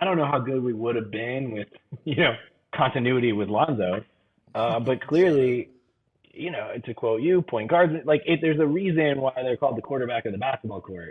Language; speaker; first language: English; native; English